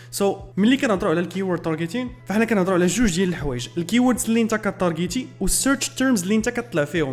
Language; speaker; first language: Arabic; native; Arabic